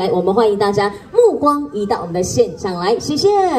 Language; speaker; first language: Chinese; native; Chinese